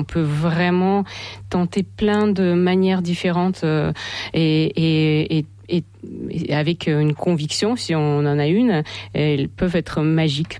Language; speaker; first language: French; non-native, fluent; Ukrainian